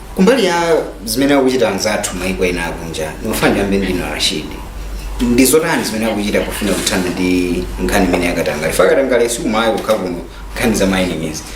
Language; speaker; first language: Nyanja; native; Nyanja